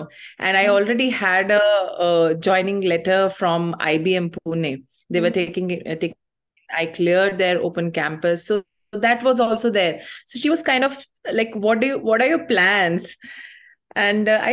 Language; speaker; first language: English; non-native, local second language; Tamil